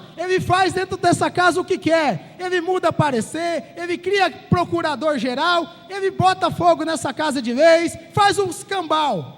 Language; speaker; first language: Portuguese; native; Portuguese